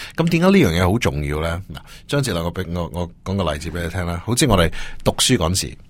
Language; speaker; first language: Cantonese; early bilingual, heritage; Cantonese